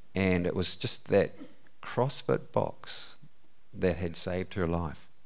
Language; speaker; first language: English; native; English